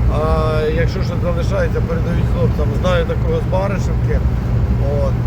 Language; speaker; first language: Ukrainian; native; Ukrainian